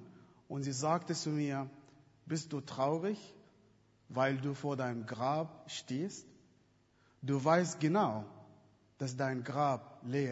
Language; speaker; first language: German; non-native, fluent; Arabic